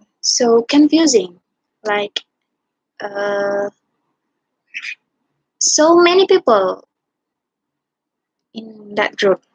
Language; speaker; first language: English; non-native, learner; Indonesian